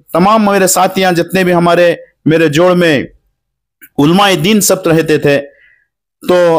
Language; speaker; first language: Urdu; native; Urdu